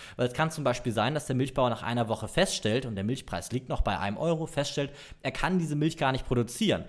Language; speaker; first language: German; native; German